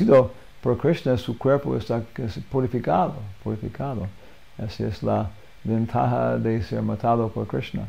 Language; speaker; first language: Spanish; non-native, learner; English